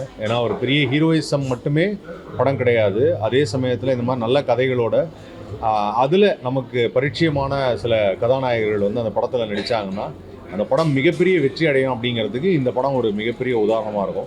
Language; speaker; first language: Tamil; native; Tamil